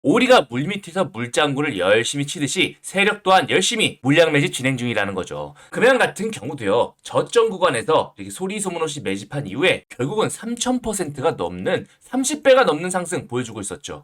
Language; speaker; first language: Korean; native; Korean